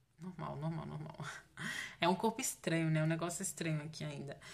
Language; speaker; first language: Portuguese; native; Portuguese